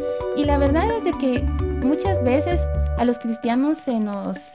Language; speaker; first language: Spanish; native; Spanish